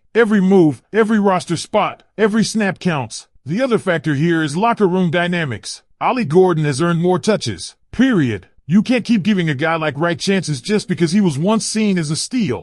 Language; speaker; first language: English; native; English